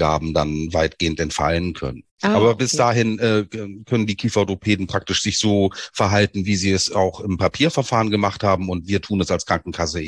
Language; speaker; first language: German; native; German